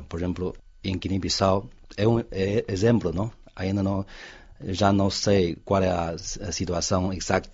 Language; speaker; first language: Portuguese; non-native, fluent; Chinese